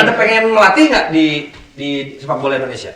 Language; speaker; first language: Indonesian; native; Indonesian